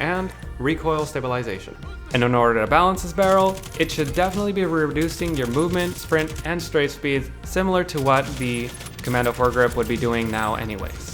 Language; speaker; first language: English; native; English